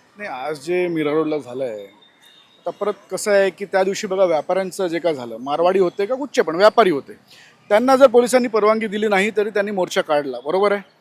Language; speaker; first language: Marathi; non-native, local second language; Gujarati